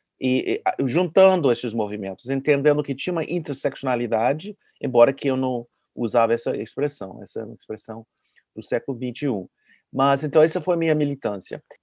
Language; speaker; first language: Portuguese; non-native, fluent; English